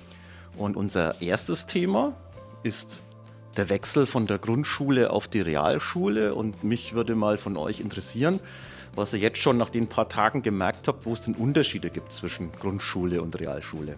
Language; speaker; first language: German; native; German